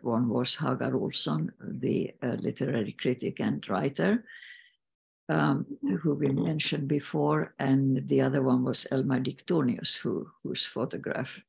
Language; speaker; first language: English; non-native, fluent; Swedish